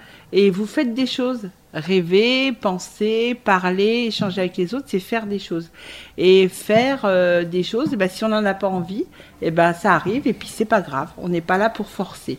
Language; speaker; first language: French; native; French